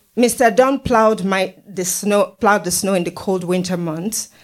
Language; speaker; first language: English; non-native, local second language; Yoruba